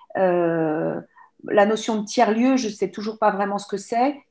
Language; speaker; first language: French; native; French